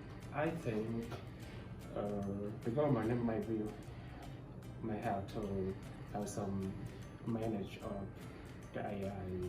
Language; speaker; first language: English; non-native, learner; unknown